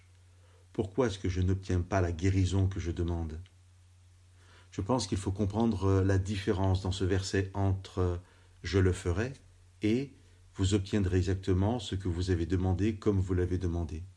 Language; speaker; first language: French; native; French